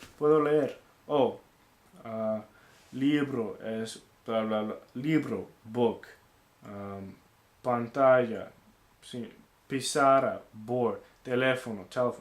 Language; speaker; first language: Spanish; non-native, fluent; English